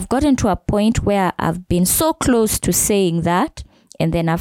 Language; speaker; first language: English; non-native, local second language; Ganda